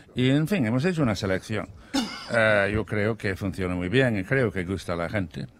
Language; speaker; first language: Spanish; non-native, fluent; English